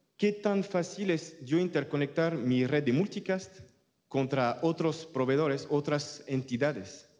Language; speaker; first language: Spanish; non-native, fluent; French